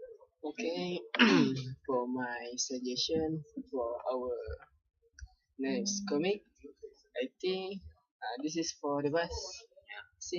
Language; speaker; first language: English; non-native, local second language; Malay